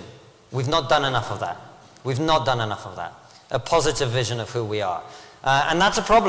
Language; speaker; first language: English; early bilingual, other home language; Russian